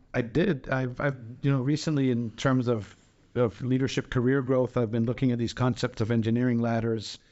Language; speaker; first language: English; non-native, fluent; Danish